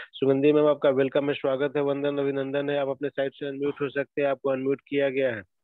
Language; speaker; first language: Hindi; native; Hindi